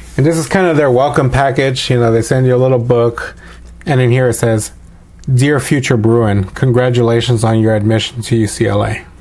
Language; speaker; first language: English; native; English